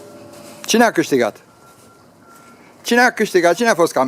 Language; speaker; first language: Romanian; native; Romanian